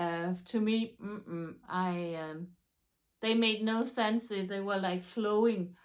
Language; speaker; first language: English; non-native, fluent; Danish